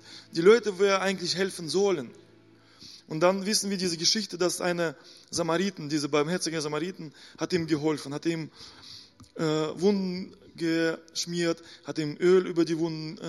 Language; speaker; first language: German; non-native, fluent; Russian